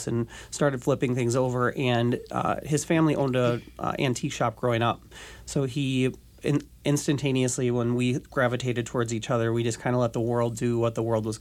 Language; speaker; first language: English; native; English